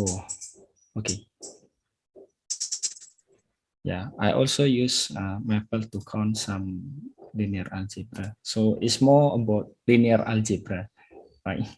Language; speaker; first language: English; non-native, fluent; Indonesian